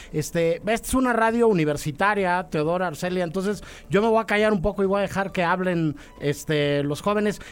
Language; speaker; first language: Spanish; native; Spanish